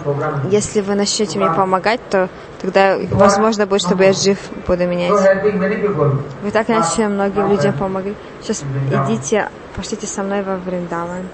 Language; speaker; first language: Russian; non-native, learner; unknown